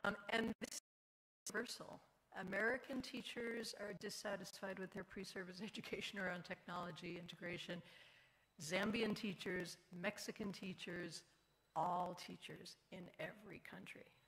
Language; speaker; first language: English; native; English